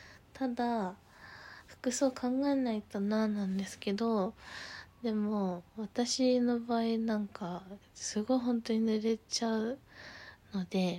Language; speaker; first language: Japanese; native; Japanese